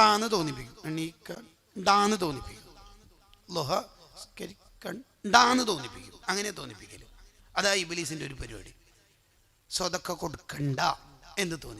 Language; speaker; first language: Malayalam; native; Malayalam